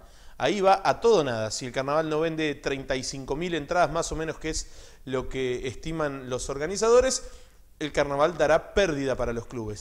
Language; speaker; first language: Spanish; native; Spanish